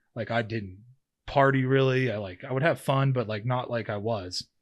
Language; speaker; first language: English; native; English